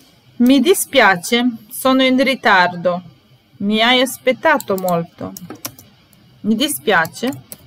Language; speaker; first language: Italian; non-native, fluent; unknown